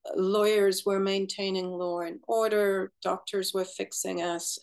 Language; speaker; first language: English; native; English